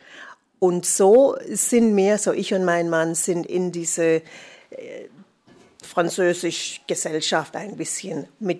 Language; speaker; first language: German; non-native, fluent; English